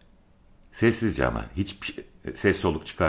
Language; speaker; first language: Turkish; native; Turkish